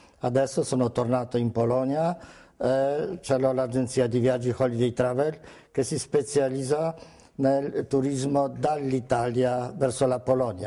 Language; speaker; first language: Italian; non-native, fluent; Polish